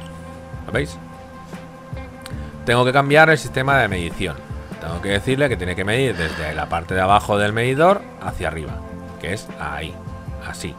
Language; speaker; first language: Spanish; native; Spanish